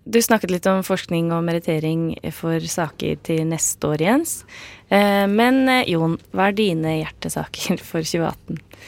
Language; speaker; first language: Norwegian; native; Norwegian